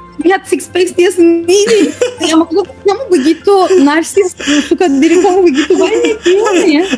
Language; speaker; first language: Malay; non-native, fluent; Turkish